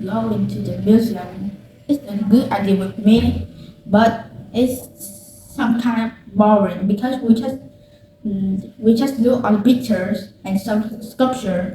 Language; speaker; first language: English; non-native, learner; Vietnamese